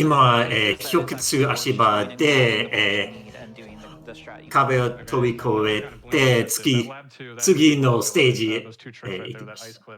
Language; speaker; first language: Japanese; non-native, learner; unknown